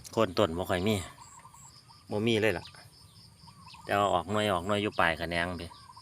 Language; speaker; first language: Thai; native; Thai